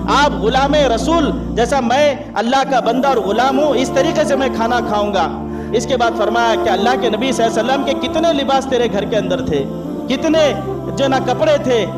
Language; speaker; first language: Urdu; native; Urdu